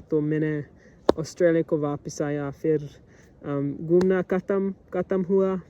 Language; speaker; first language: Hindi; non-native, learner; English